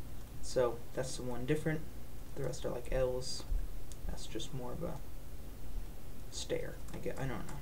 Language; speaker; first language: English; native; English